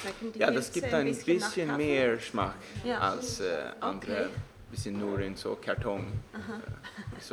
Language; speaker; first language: German; non-native, learner; Swedish